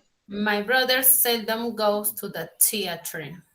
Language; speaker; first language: English; non-native, learner; Spanish